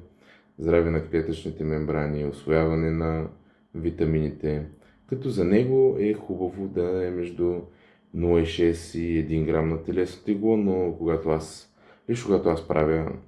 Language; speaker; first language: Bulgarian; native; Bulgarian